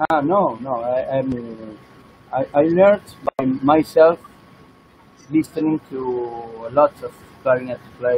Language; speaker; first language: English; non-native, learner; Italian